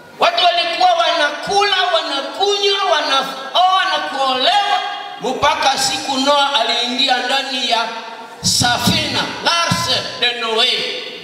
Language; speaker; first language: Swahili; non-native, local second language; Nande